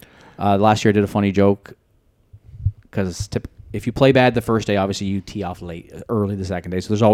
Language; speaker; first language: English; native; English